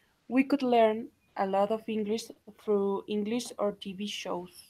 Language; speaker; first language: English; non-native, learner; Spanish